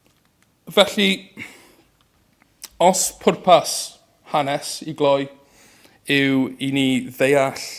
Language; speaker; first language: Welsh; native; Welsh